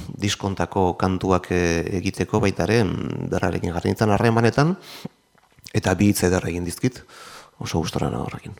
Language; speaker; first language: Basque; native; Basque